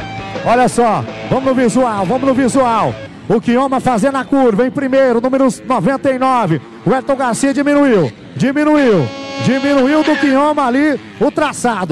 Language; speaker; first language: Portuguese; native; Portuguese